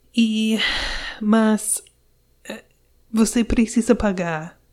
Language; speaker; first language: Portuguese; non-native, learner; English